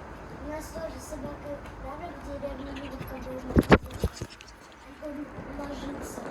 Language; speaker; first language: Russian; native; Russian